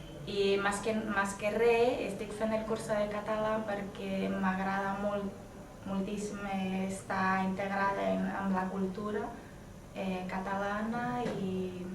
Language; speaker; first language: Catalan; non-native, learner; Portuguese